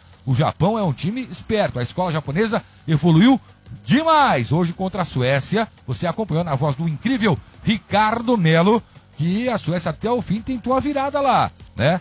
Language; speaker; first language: Portuguese; native; Portuguese